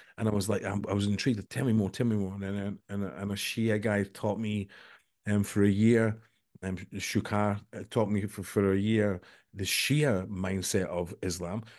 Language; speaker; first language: English; native; English